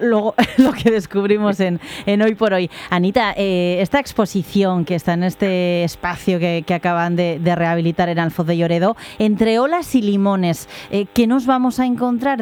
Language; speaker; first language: Spanish; native; Spanish